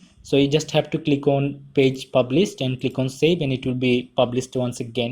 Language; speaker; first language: English; non-native, fluent; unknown